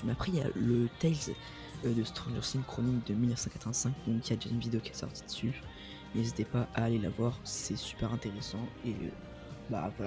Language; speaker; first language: French; native; French